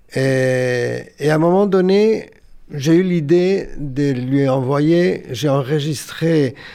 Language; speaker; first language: French; non-native, fluent; Yiddish